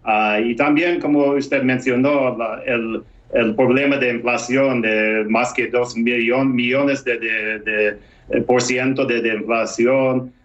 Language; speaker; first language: Spanish; non-native, fluent; English